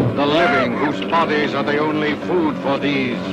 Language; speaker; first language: English; non-native, fluent; Danish